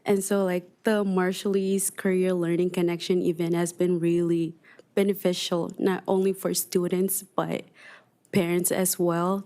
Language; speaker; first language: English; non-native, fluent; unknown